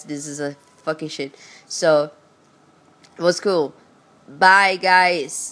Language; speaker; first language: English; non-native, learner; Portuguese